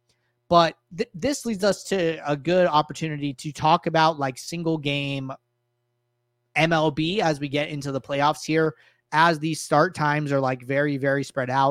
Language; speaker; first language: English; native; English